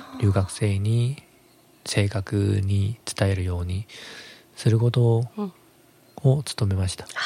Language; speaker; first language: Japanese; non-native, fluent; Korean